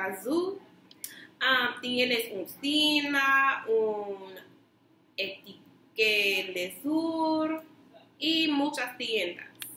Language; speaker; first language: Spanish; non-native, learner; English